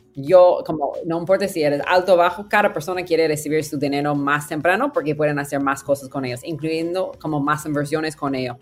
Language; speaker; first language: Spanish; non-native, fluent; English